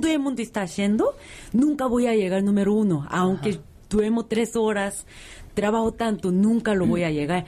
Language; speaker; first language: Spanish; non-native, fluent; Korean